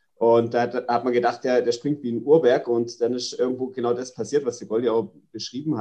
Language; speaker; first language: German; native; German